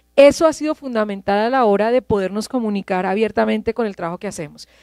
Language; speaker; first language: Spanish; native; Spanish